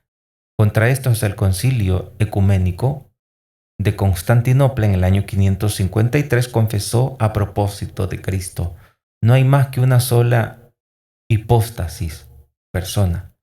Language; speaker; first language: Spanish; native; Spanish